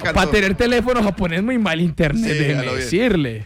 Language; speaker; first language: Spanish; native; Spanish